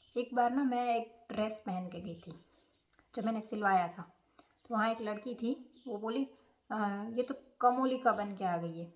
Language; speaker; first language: Hindi; non-native, local second language; Gujarati